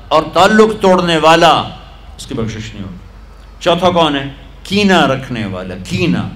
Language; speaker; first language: Urdu; non-native, local second language; Punjabi